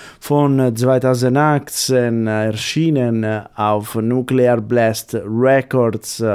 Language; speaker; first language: German; non-native, fluent; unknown